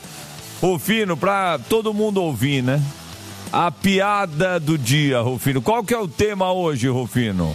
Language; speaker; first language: Portuguese; native; Portuguese